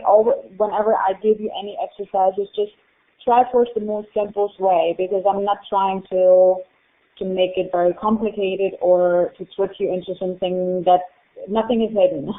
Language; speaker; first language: English; non-native, fluent; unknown